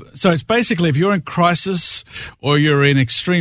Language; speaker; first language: English; native; English